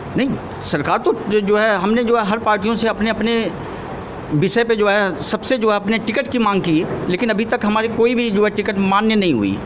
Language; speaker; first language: Hindi; native; Hindi